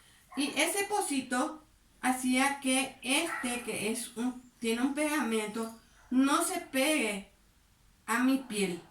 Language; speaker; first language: Spanish; native; Spanish